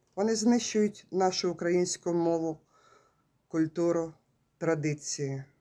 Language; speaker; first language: Ukrainian; native; Ukrainian